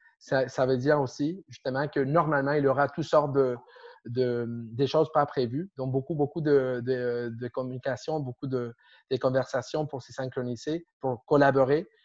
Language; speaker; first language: French; non-native, fluent; Spanish